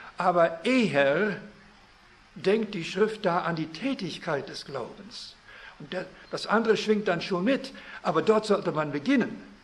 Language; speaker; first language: German; early bilingual, heritage; German